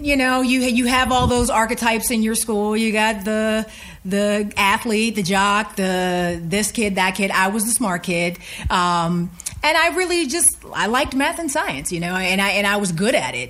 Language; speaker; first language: English; native; English